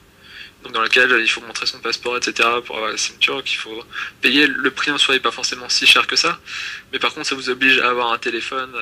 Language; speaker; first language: French; native; French